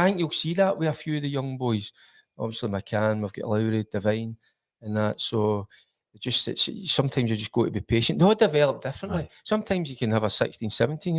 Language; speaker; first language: English; native; English